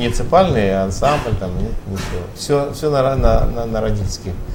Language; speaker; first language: Russian; native; Russian